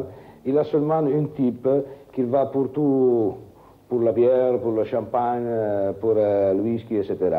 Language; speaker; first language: French; non-native, fluent; Italian